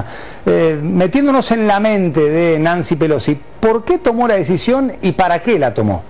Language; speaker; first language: Spanish; native; Spanish